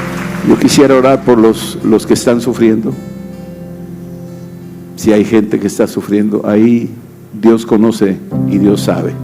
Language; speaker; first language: Spanish; native; Spanish